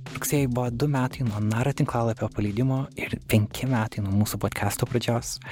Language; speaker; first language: Lithuanian; native; Lithuanian